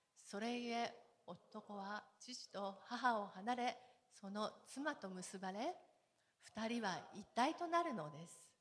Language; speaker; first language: Japanese; native; Japanese